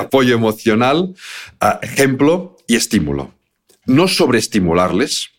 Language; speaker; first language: Spanish; native; Spanish